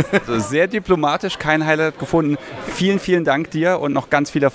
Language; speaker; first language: German; native; German